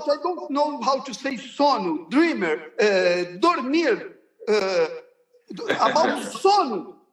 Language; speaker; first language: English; non-native, learner; Portuguese